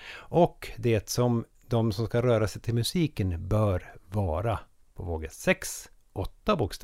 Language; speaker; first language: Swedish; native; Swedish